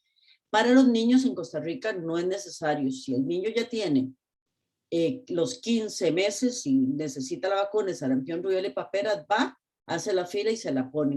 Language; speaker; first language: Spanish; native; Spanish